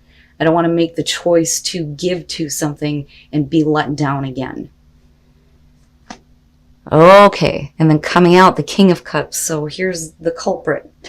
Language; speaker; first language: English; native; English